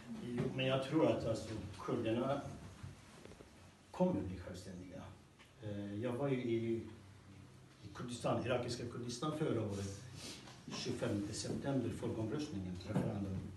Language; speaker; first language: Swedish; non-native, fluent; Kurdish